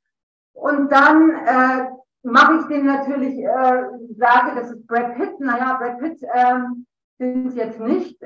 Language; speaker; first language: German; native; German